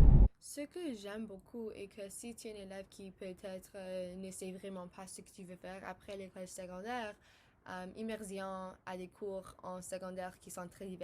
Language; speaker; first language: French; non-native, local second language; English